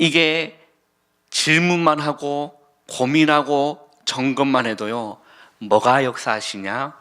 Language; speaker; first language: Korean; native; Korean